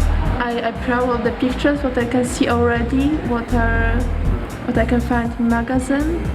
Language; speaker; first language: English; non-native, learner; Polish